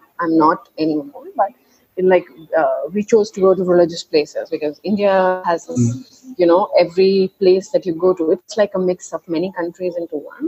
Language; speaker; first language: English; non-native, local second language; Hindi